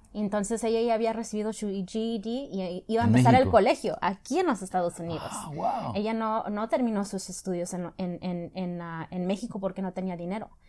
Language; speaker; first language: Spanish; early bilingual, other home language; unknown